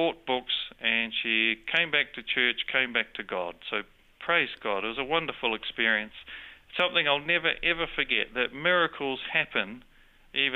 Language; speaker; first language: English; native; English